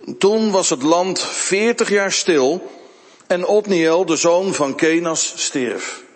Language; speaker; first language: Dutch; native; Dutch